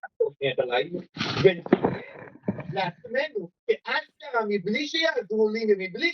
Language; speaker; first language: Hebrew; native; Hebrew